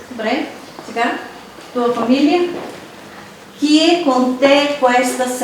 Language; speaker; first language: Italian; non-native, fluent; Bulgarian